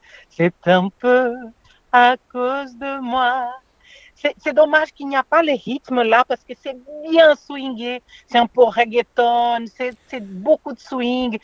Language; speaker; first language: French; non-native, fluent; Portuguese